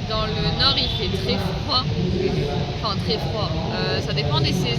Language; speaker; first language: French; native; French